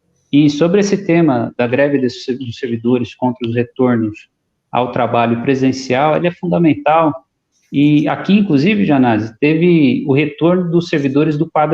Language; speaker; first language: Portuguese; native; Portuguese